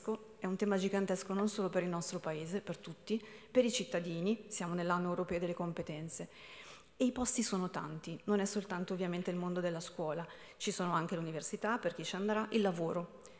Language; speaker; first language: Italian; native; Italian